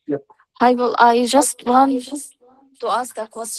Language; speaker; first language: English; non-native, learner; Arabic